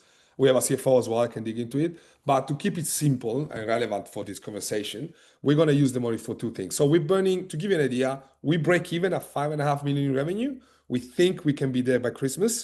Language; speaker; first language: English; non-native, fluent; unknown